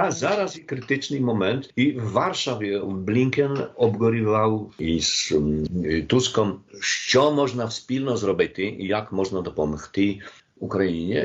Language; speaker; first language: Polish; non-native, learner; Ukrainian